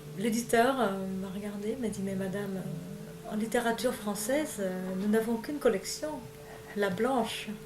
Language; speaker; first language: French; non-native, fluent; Vietnamese